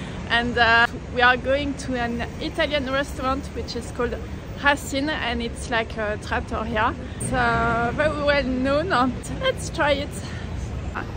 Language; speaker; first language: English; non-native, fluent; French